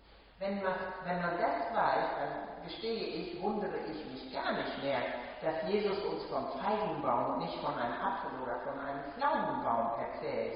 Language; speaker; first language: German; native; German